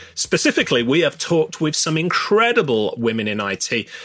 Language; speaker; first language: English; native; English